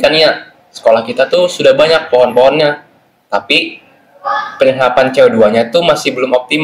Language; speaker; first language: Indonesian; native; Indonesian